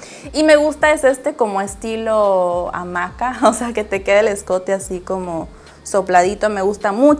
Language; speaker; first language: Spanish; native; Spanish